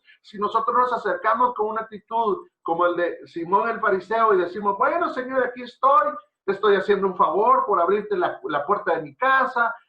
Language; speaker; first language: Spanish; native; Spanish